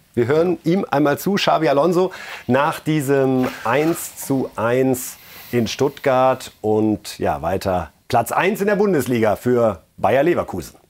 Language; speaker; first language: German; native; German